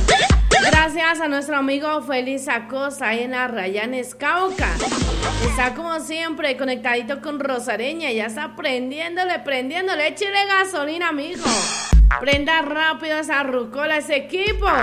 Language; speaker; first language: Spanish; native; Spanish